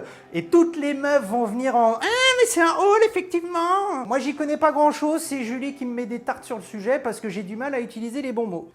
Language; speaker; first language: French; native; French